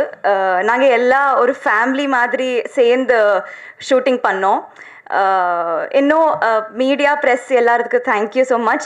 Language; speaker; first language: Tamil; non-native, learner; Telugu